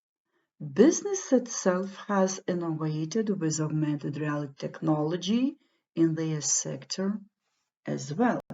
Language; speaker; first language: English; non-native, fluent; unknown